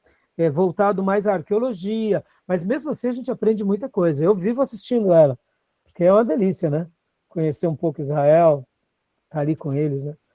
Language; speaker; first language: Portuguese; native; Portuguese